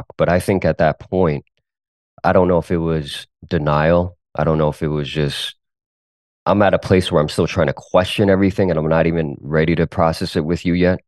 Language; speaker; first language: English; early bilingual, other home language; Cantonese